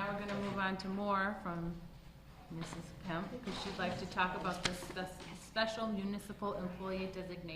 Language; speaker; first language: English; native; English